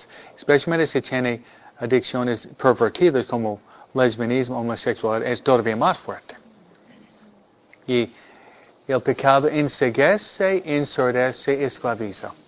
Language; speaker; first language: Spanish; non-native, fluent; English